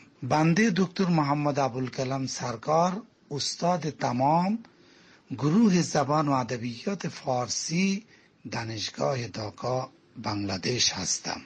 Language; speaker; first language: Persian; non-native, fluent; Bangla